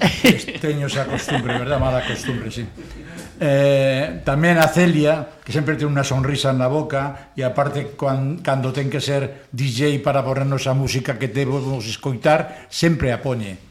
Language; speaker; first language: Galician; non-native, local second language; Spanish